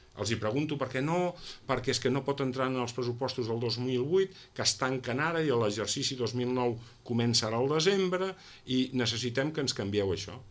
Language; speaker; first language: Catalan; non-native, local second language; Spanish